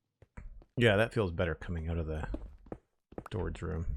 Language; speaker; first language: English; native; English